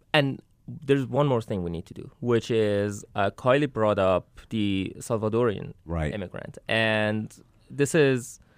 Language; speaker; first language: English; non-native, fluent; Persian